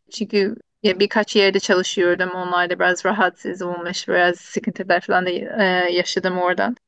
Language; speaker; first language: Turkish; non-native, fluent; English